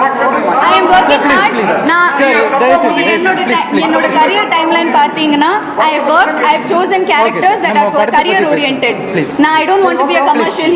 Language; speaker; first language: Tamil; non-native, fluent; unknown